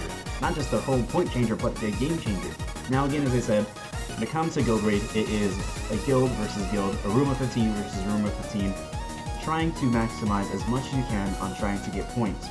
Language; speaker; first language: English; native; English